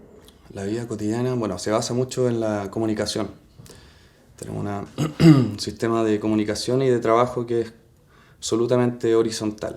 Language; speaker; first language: Spanish; native; Spanish